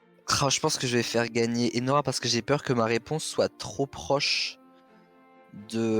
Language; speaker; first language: French; native; French